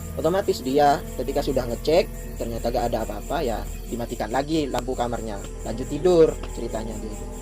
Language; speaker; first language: Indonesian; non-native, local second language; Madurese